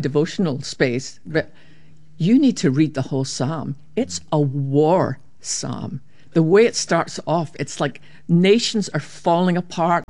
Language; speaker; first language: English; native; English